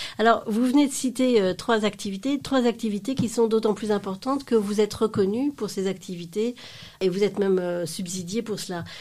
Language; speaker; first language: French; native; French